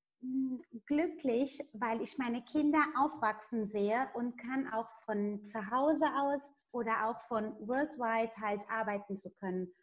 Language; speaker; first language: German; non-native, fluent; Italian